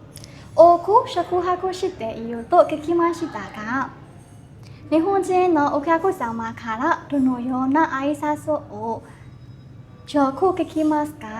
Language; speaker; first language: Japanese; non-native, learner; Burmese